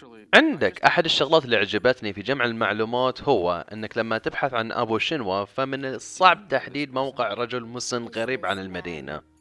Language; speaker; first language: Arabic; native; Arabic